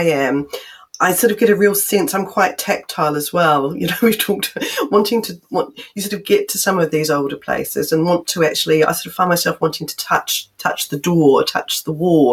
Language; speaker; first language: English; native; English